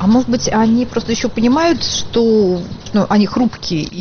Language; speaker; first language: Russian; native; Russian